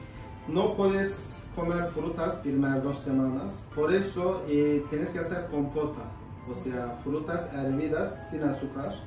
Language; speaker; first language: Spanish; non-native, fluent; Turkish